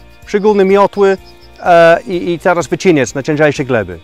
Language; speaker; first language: Polish; non-native, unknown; English